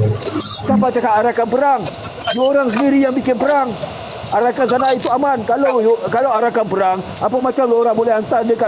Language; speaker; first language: Malay; native; Malay